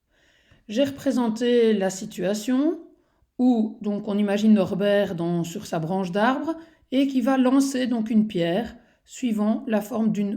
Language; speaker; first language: French; native; French